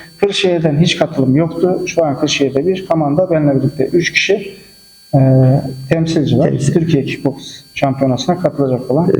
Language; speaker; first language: Turkish; early bilingual, heritage; Turkish